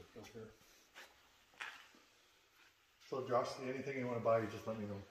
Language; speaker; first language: English; native; English